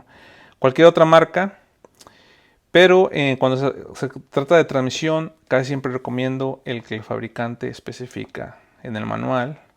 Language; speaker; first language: Spanish; native; Spanish